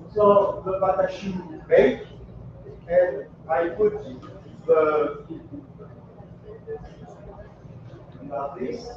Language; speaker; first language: English; non-native, learner; French